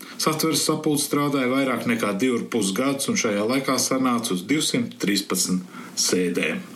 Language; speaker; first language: Latvian; early bilingual, heritage; Latvian